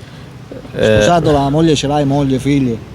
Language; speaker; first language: Italian; native; Italian